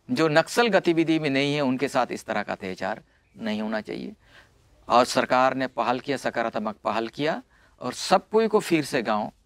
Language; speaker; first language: Hindi; non-native, local second language; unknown